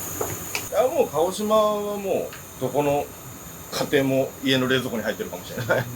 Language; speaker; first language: Japanese; native; Japanese